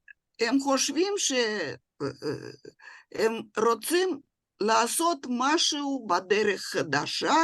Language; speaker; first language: Hebrew; non-native, fluent; Russian